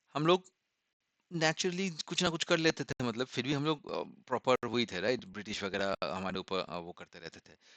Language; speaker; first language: Hindi; non-native, local second language; Assamese